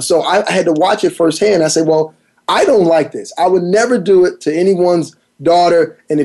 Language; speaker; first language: English; native; English